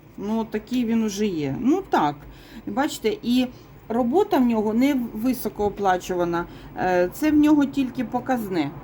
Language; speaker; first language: Ukrainian; non-native, local second language; Russian